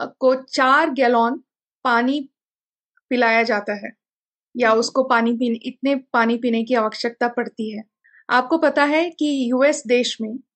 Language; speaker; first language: Hindi; non-native, local second language; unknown